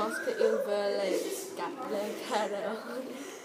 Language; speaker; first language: French; non-native, learner; English